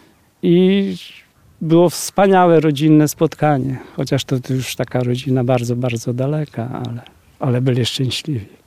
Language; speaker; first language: Polish; native; Polish